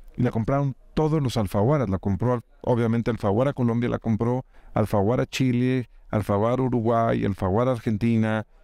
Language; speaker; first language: Spanish; native; Spanish